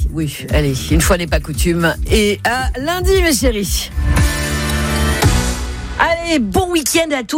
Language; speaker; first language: French; native; French